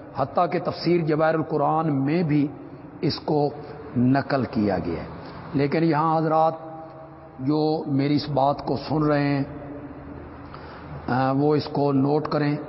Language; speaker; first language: Urdu; non-native, local second language; Punjabi